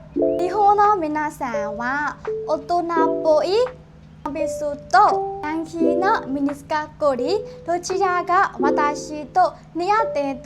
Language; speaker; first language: Japanese; non-native, learner; Burmese